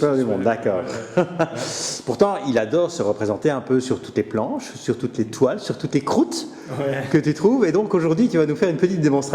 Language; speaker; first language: French; native; French